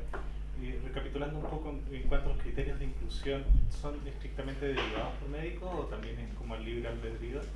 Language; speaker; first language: Spanish; native; Spanish